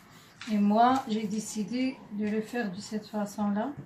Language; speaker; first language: French; non-native, local second language; Arabic